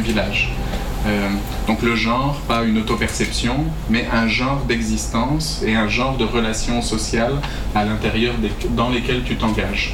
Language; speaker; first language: French; native; French